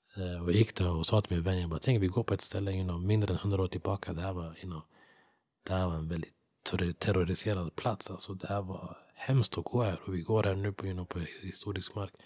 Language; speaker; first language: Swedish; early bilingual, other home language; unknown